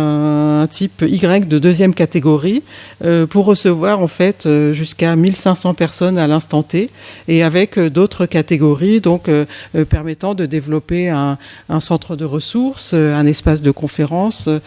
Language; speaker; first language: French; native; French